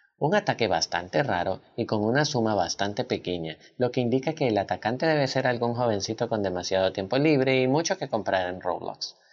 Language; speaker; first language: Spanish; native; Spanish